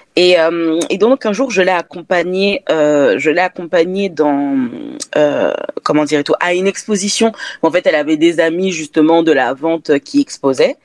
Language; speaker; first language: French; native; French